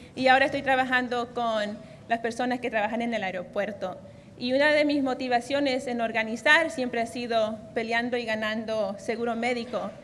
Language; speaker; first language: Spanish; early bilingual, heritage; Spanish